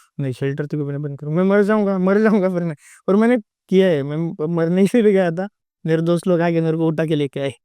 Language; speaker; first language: Hindi; non-native, local second language; Marathi